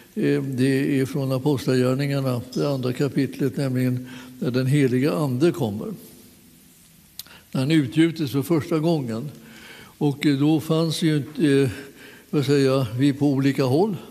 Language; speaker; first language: Swedish; native; Swedish